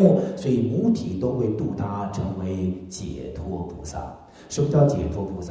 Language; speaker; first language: Chinese; native; Chinese